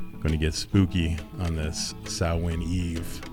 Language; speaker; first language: English; native; English